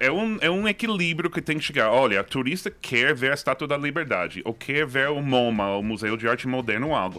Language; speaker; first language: Portuguese; non-native, fluent; English